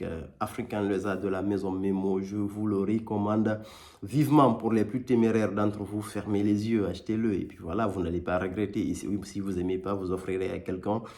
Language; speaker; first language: French; native; French